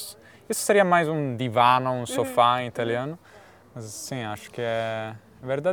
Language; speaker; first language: Portuguese; non-native, fluent; Italian